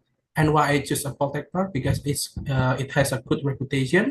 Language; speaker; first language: English; non-native, learner; Indonesian